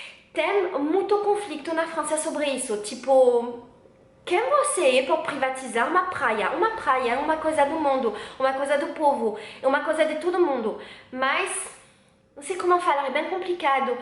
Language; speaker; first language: Portuguese; non-native, learner; French